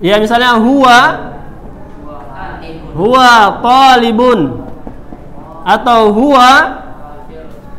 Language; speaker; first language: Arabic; non-native, fluent; Indonesian